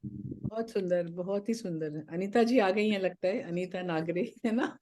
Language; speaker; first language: Hindi; native; Hindi